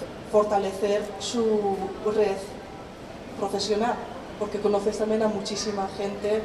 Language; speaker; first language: Spanish; non-native, fluent; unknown